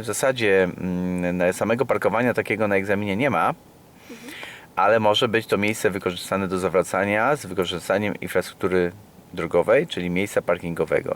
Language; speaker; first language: Polish; native; Polish